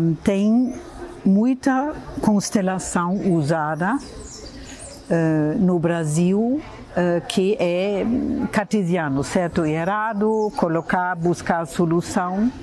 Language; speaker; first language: Portuguese; non-native, fluent; German